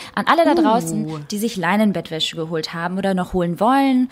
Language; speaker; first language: German; early bilingual, other home language; Albanian